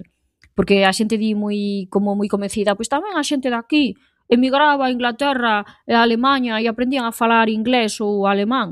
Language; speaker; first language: Galician; native; Galician